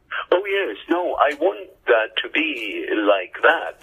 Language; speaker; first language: English; early bilingual, heritage; English